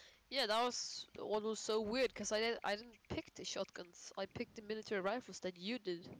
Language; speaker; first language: English; non-native, fluent; Danish